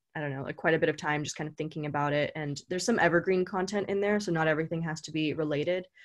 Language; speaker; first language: English; native; English